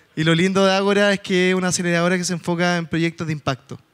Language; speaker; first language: Spanish; native; Spanish